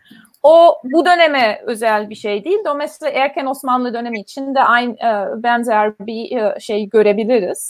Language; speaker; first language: Turkish; non-native, fluent; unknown